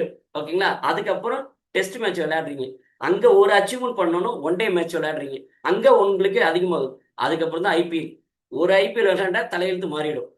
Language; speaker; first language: Tamil; native; Tamil